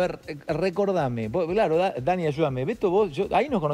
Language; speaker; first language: Spanish; native; Spanish